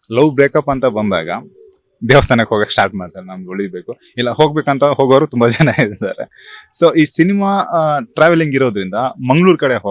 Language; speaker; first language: Kannada; native; Kannada